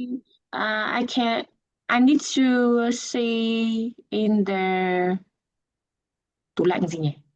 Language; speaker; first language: English; non-native, learner; Vietnamese